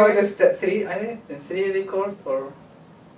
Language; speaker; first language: English; non-native, learner; Arabic